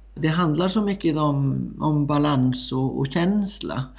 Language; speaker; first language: Swedish; non-native, fluent; Icelandic